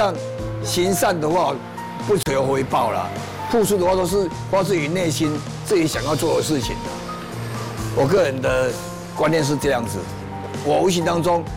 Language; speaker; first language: Chinese; native; Chinese